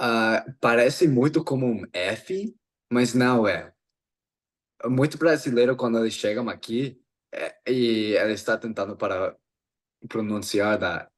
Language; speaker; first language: Portuguese; non-native, fluent; English